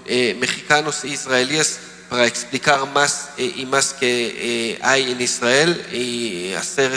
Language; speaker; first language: Spanish; non-native, learner; Hebrew